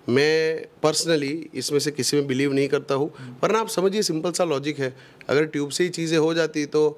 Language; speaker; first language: Hindi; non-native, local second language; Gujarati